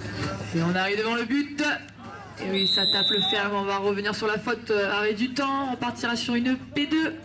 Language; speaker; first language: French; native; French